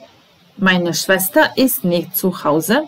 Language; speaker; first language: German; non-native, fluent; Serbian